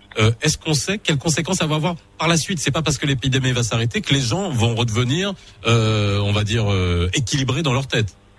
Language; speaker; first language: French; non-native, local second language; Arabic